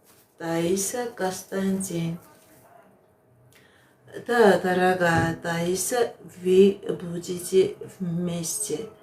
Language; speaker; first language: Russian; non-native, fluent; Armenian